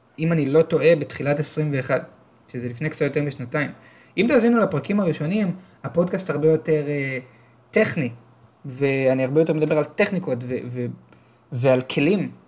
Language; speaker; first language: Hebrew; native; Hebrew